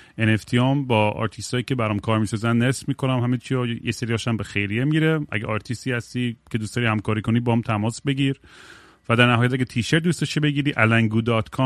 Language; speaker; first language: Persian; early bilingual, heritage; Persian